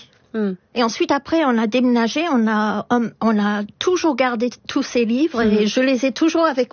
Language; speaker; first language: French; non-native, fluent; English